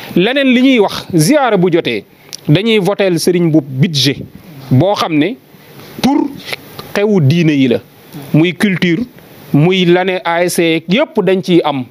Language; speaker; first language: Wolof; native; Wolof